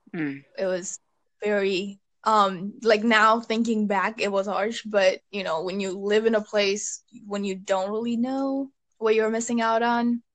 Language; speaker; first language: English; early bilingual, other home language; Bangla